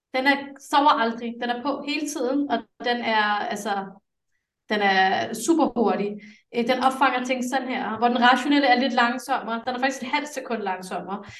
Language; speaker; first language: Danish; early bilingual, other home language; English